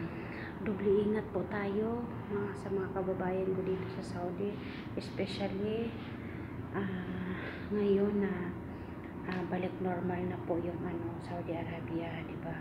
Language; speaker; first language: Filipino; non-native, local second language; Cebuano